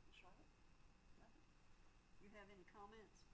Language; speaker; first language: English; native; English